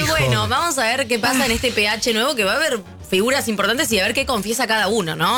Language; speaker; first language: Spanish; native; Spanish